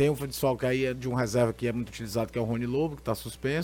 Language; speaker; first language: Portuguese; native; Portuguese